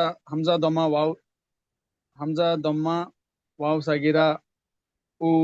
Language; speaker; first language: Arabic; non-native, learner; Telugu